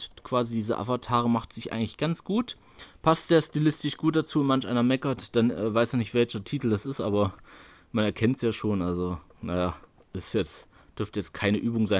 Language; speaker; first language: German; native; German